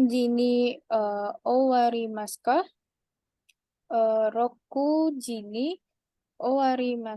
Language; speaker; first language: Japanese; non-native, learner; Indonesian